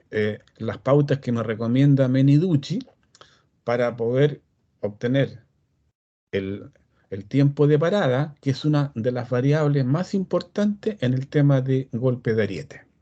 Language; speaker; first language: Spanish; native; Spanish